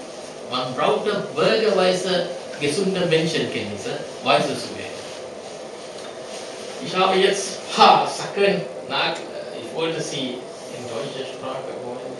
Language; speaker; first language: German; non-native, learner; Sinhala